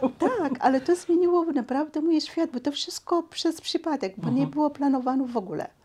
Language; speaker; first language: Polish; non-native, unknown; Arabic